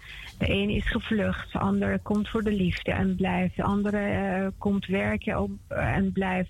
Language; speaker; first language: Dutch; non-native, fluent; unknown